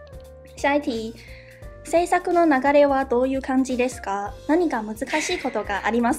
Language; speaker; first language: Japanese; non-native, fluent; Chinese